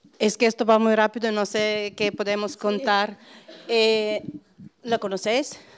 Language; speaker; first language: Spanish; non-native, fluent; Bulgarian